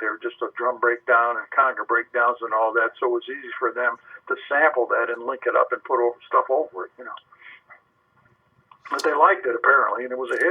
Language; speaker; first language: English; native; English